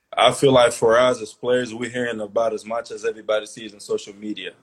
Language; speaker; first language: English; early bilingual, other home language; Portuguese